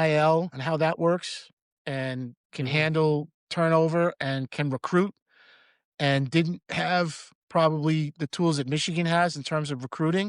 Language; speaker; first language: English; native; English